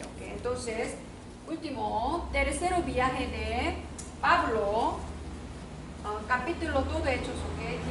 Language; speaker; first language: Spanish; non-native, learner; Korean